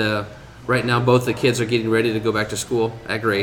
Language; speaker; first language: English; native; English